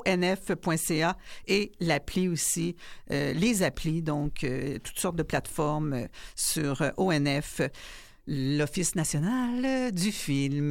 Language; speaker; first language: French; native; French